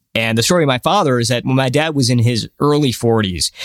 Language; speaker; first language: English; early bilingual, other home language; Hindi